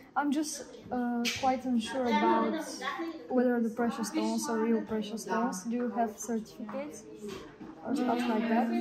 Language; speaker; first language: English; non-native, fluent; Bulgarian